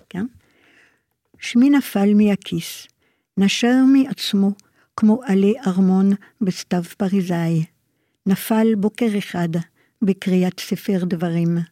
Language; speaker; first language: Hebrew; non-native, fluent; French